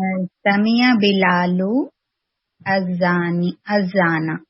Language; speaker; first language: Arabic; non-native, learner; Urdu